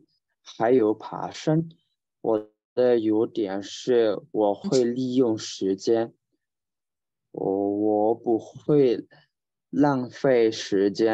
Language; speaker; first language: Chinese; non-native, learner; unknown